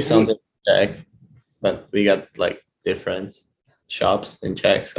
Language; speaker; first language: English; non-native, fluent; Czech